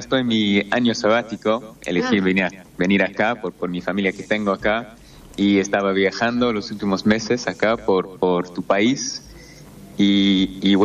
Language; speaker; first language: Spanish; non-native, fluent; English